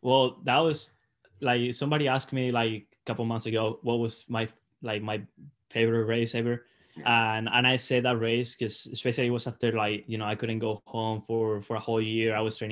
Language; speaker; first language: English; non-native, fluent; Spanish